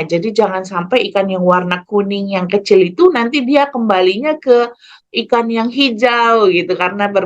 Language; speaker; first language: Indonesian; native; Indonesian